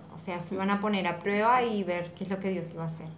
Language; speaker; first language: Spanish; native; Spanish